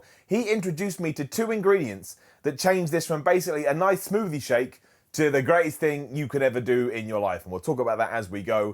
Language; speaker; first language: English; native; English